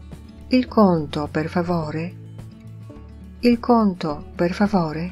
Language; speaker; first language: Italian; non-native, fluent; Polish